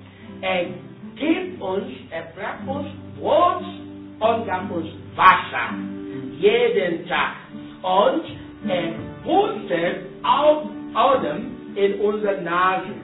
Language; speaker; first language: German; non-native, learner; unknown